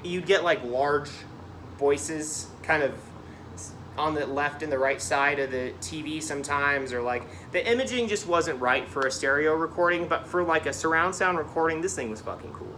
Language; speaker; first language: English; native; English